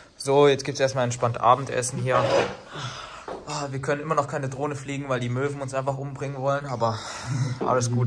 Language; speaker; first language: German; native; German